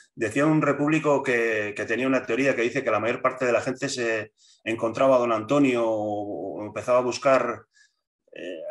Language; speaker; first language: Spanish; native; Spanish